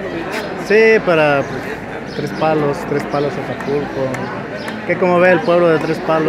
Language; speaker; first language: Spanish; native; Spanish